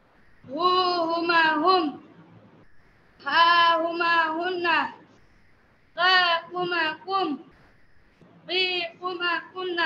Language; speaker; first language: Arabic; non-native, learner; Bangla